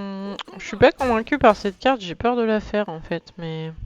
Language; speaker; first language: French; native; French